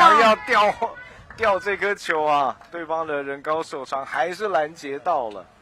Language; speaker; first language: Chinese; native; Chinese